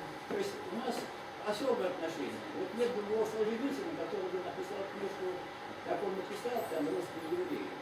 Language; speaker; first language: Russian; native; Russian